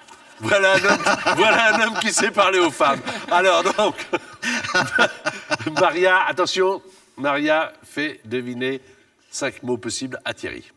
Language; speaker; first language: French; native; French